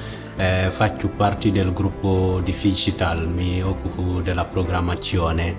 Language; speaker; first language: Italian; non-native, fluent; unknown